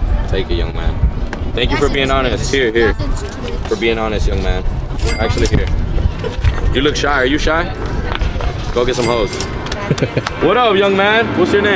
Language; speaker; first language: English; early bilingual, other home language; Spanish